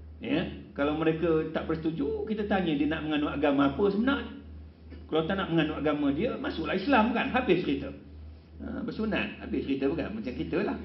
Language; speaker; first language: Malay; non-native, local second language; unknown